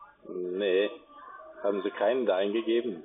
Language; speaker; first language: German; non-native, fluent; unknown